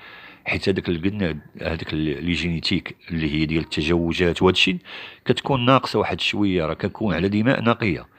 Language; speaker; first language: Arabic; native; Arabic